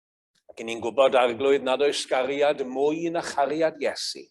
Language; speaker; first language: Welsh; native; Welsh